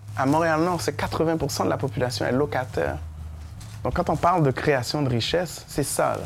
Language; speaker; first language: French; early bilingual, other home language; Haitian Creole